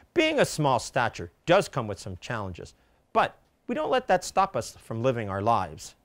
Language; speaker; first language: English; native; English